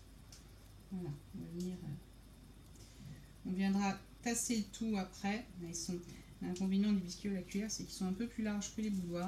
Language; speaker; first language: French; native; French